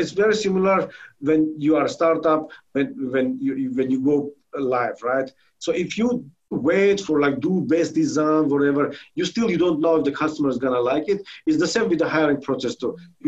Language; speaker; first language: English; non-native, fluent; Armenian